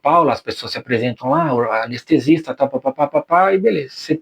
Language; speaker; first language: Portuguese; native; Portuguese